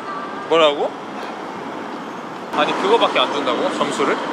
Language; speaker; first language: Korean; native; Korean